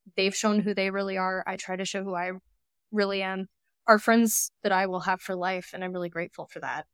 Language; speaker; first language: English; native; English